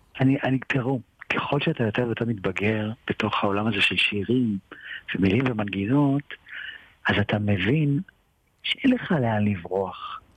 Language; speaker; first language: Hebrew; early bilingual, other home language; Georgian